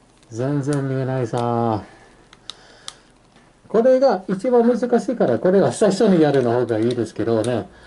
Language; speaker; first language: Japanese; non-native, fluent; English